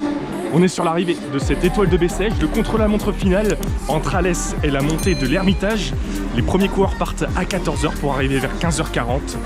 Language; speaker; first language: French; native; French